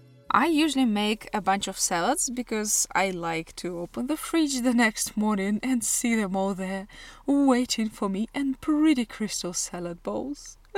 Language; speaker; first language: English; non-native, fluent; Russian